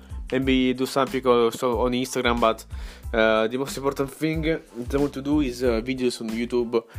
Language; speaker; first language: English; non-native, learner; Ukrainian